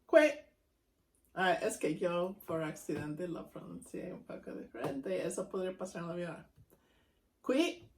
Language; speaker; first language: Spanish; non-native, fluent; English